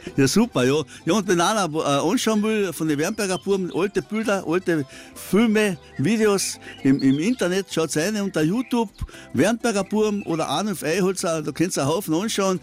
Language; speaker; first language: German; native; German